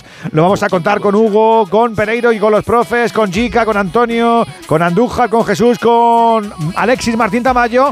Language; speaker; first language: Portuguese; non-native, learner; Spanish